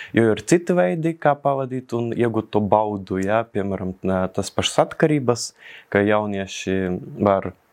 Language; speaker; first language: Latvian; non-native, local second language; Russian